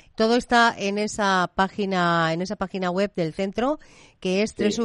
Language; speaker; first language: Spanish; native; Spanish